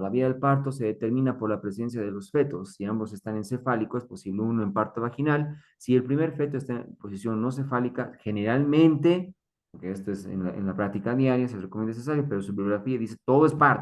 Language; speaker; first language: Spanish; native; Spanish